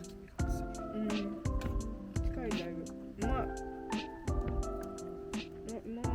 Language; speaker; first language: Japanese; native; Japanese